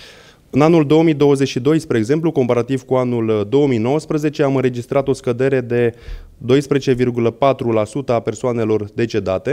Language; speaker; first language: Romanian; native; Romanian